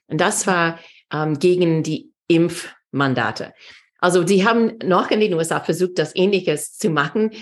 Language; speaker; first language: German; non-native, fluent; English